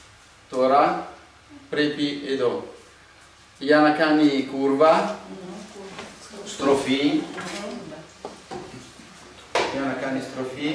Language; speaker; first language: Greek; non-native, learner; Italian